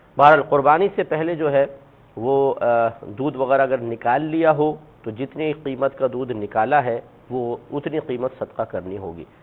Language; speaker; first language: Urdu; native; Urdu